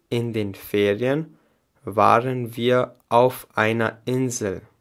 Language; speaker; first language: German; non-native, fluent; Albanian